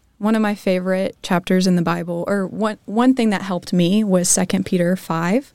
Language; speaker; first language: English; native; English